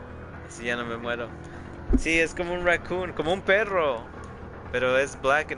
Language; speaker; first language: Spanish; early bilingual, other home language; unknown